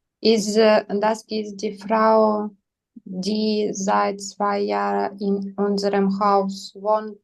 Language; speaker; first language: German; non-native, learner; Ukrainian